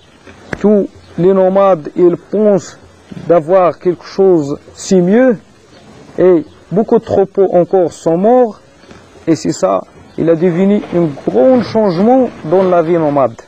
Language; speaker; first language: French; non-native, learner; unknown